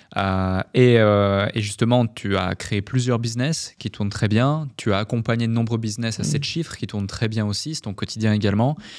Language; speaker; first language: French; native; French